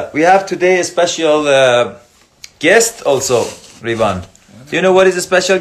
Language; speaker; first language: English; non-native, learner; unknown